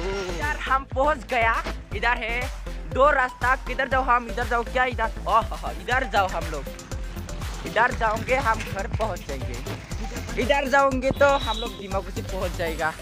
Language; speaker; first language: Hindi; non-native, local second language; Bodo